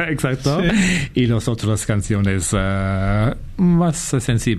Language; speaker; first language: Spanish; non-native, fluent; English